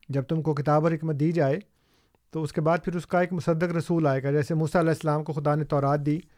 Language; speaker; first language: Urdu; native; Urdu